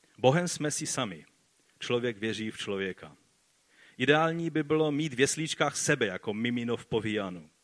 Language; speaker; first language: Czech; non-native, fluent; Polish